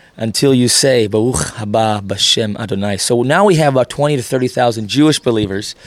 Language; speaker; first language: English; native; English